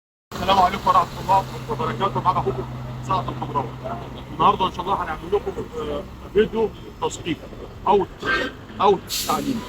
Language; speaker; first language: Arabic; native; Arabic